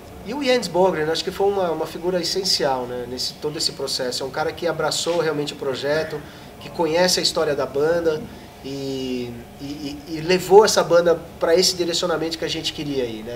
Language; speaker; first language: Portuguese; native; Portuguese